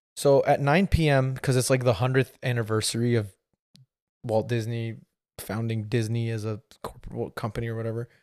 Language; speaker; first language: English; native; English